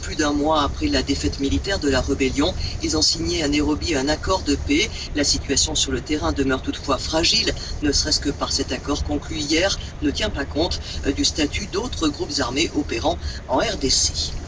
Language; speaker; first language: French; native; French